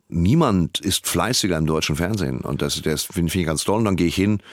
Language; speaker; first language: German; native; German